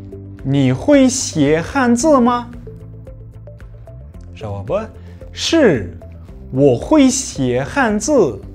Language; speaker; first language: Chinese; non-native, fluent; Kazakh